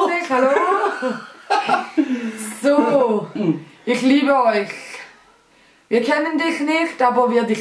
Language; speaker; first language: German; early bilingual, other home language; Albanian